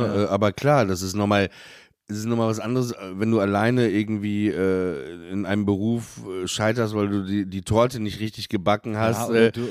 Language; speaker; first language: German; native; German